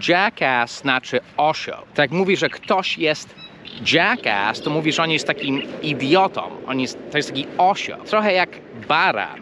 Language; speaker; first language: Polish; non-native, fluent; English